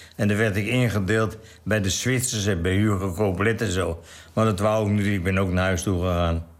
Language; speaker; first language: Dutch; native; Dutch